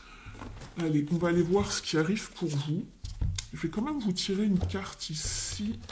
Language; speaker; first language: French; native; French